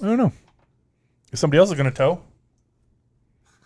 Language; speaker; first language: English; native; English